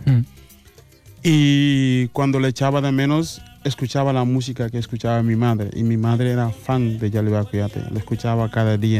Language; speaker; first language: Spanish; non-native, fluent; Wolof